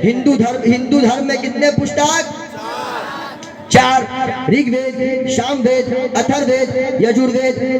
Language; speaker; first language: Hindi; native; Hindi